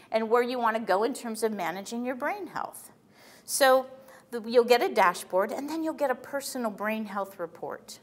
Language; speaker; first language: English; native; English